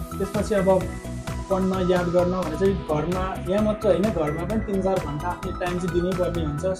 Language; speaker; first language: Nepali; native; Nepali